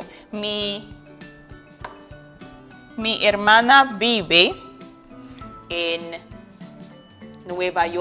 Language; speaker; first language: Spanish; non-native, fluent; English